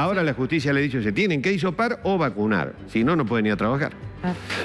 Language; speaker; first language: Spanish; native; Spanish